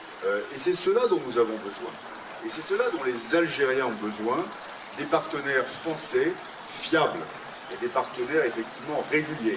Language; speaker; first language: French; native; French